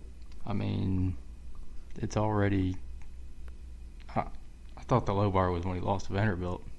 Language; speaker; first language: English; native; English